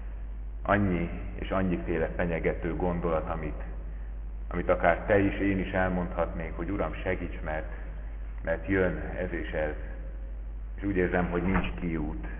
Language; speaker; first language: Hungarian; native; Hungarian